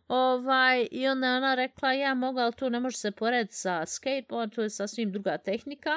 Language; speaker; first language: Bosnian; early bilingual, heritage; Bosnian